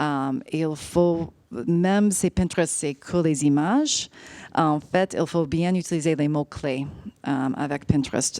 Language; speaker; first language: French; non-native, fluent; English